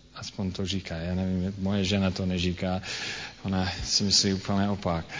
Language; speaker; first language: Czech; non-native, fluent; English